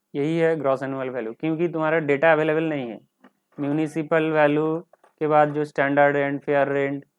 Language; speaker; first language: Hindi; non-native, local second language; Bangla